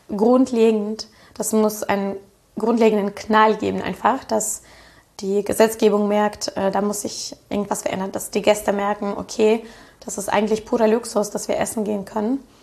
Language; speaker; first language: German; non-native, fluent; Russian